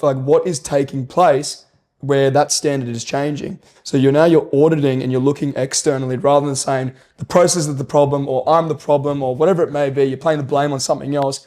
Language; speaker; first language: English; native; English